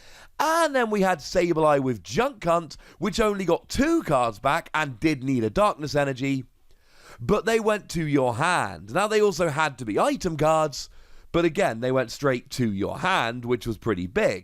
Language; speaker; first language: English; native; English